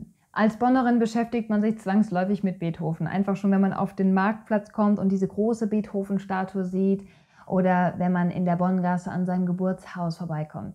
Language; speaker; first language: German; native; German